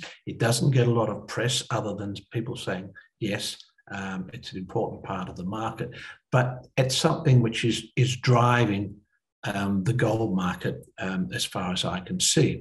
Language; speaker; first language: English; native; English